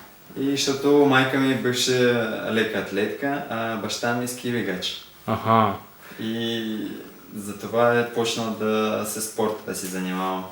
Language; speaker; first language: Bulgarian; non-native, learner; Russian